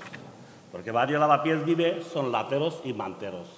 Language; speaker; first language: Spanish; non-native, learner; Bangla